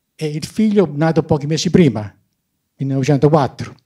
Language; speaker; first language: Italian; native; Italian